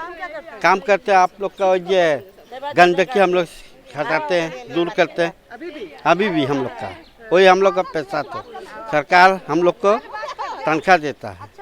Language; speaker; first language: Hindi; early bilingual, heritage; Hindi